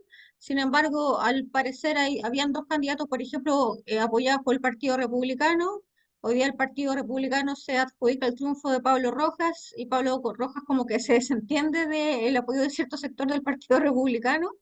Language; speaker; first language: Spanish; native; Spanish